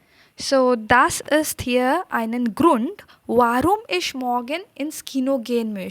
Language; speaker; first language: German; non-native, fluent; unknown